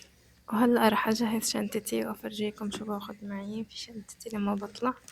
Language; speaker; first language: Arabic; native; Arabic